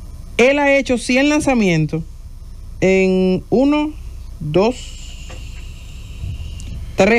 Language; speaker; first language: Spanish; native; Spanish